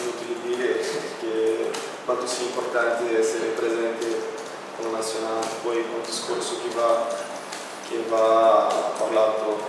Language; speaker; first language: Italian; non-native, fluent; Portuguese